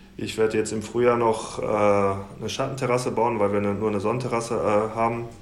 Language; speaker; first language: German; native; German